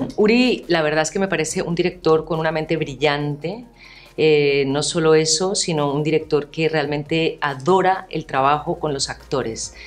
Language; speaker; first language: Spanish; native; Spanish